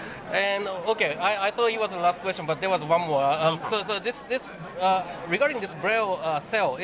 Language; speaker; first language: English; non-native, fluent; Japanese